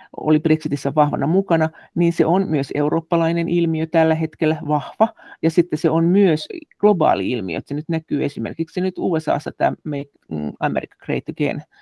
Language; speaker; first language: Finnish; native; Finnish